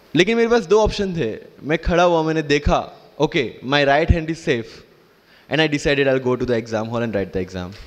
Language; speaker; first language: Hindi; non-native, local second language; Gujarati